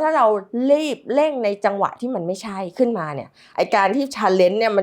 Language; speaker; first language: Thai; native; Thai